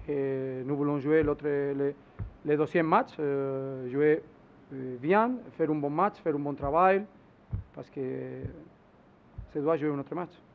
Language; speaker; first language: French; non-native, learner; Spanish